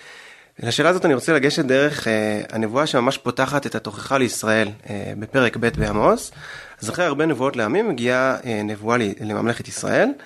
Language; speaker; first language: Hebrew; native; Hebrew